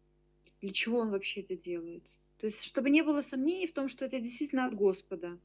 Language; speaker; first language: Russian; native; Russian